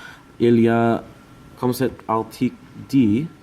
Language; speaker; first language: French; non-native, learner; English